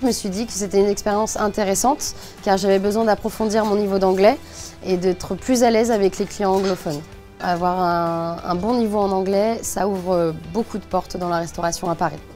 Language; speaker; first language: French; native; French